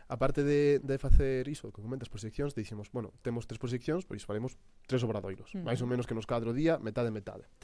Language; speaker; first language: Galician; non-native, local second language; Spanish